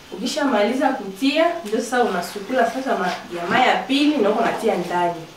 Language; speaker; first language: Swahili; native; Swahili